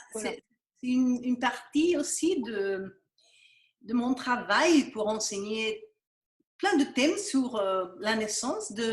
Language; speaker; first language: French; non-native, fluent; Spanish